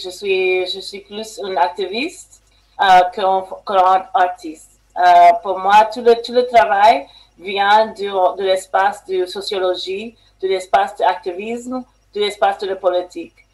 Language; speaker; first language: French; non-native, learner; English